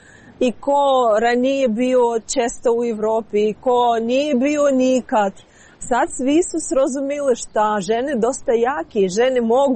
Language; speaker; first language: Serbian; non-native, learner; Ukrainian